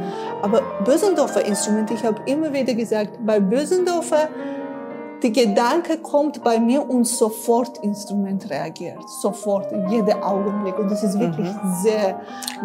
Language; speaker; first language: German; non-native, fluent; Armenian